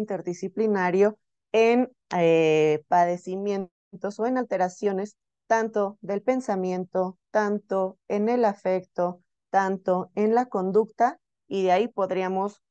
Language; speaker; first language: Spanish; native; Spanish